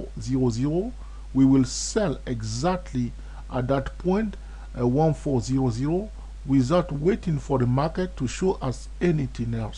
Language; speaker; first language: English; non-native, fluent; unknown